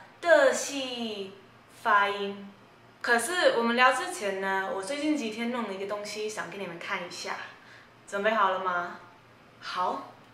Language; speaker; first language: Chinese; early bilingual, heritage; Chinese